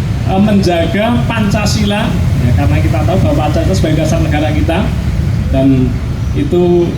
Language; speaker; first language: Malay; non-native, local second language; Javanese